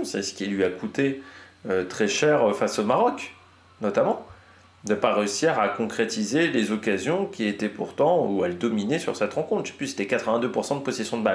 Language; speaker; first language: French; native; French